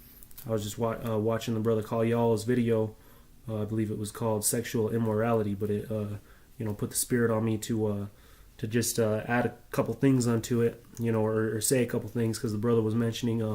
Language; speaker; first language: English; native; English